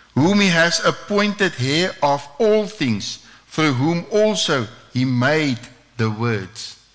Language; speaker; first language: English; non-native, local second language; Afrikaans